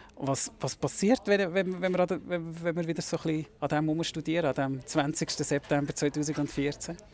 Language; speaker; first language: German; native; German